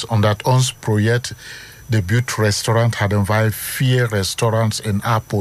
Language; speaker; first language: Dutch; non-native, learner; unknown